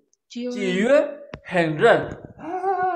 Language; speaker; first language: Chinese; non-native, fluent; Spanish